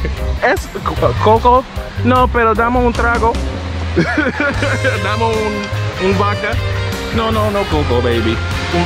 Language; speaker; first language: Spanish; non-native, learner; English